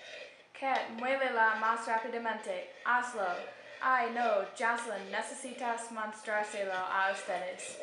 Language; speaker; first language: Spanish; non-native, learner; English